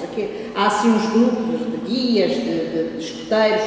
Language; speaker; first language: Portuguese; native; Portuguese